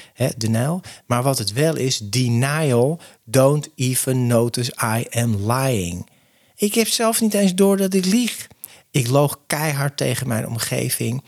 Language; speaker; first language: Dutch; native; Dutch